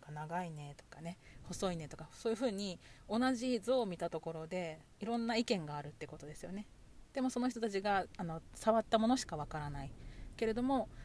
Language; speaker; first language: Japanese; native; Japanese